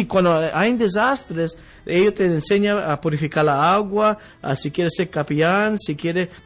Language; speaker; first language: Spanish; early bilingual, heritage; Spanish